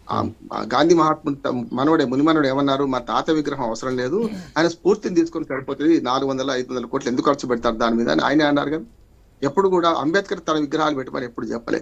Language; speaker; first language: Telugu; native; Telugu